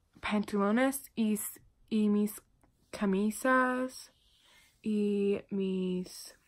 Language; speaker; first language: Spanish; non-native, learner; English